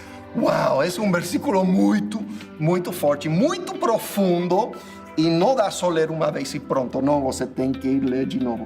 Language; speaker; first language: Portuguese; non-native, fluent; English